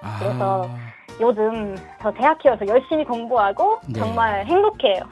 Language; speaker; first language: Korean; non-native, learner; Swedish